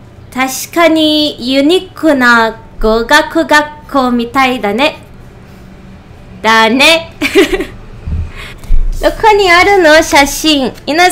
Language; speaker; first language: Japanese; non-native, learner; Portuguese